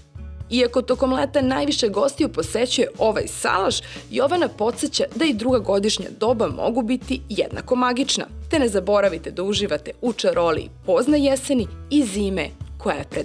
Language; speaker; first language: Serbian; native; Serbian